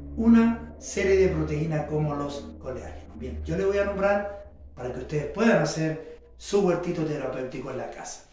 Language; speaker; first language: Spanish; native; Spanish